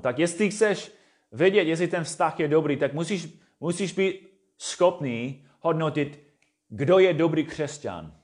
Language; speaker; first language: Czech; non-native, fluent; English